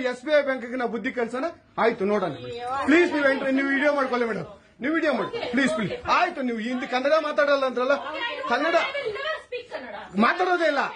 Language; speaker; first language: Kannada; native; Kannada